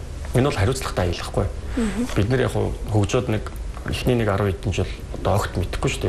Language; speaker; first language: Mongolian; native; Mongolian